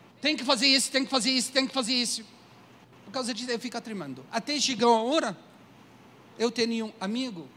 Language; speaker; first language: Portuguese; non-native, learner; Arabic